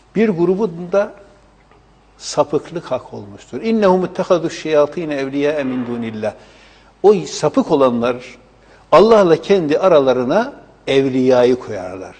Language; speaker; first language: Turkish; native; Turkish